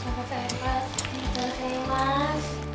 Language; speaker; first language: Japanese; native; Japanese